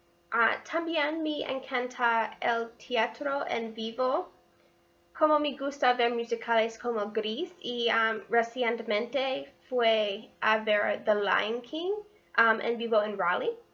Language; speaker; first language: Spanish; non-native, learner; English